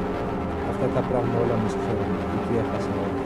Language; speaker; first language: Greek; non-native, learner; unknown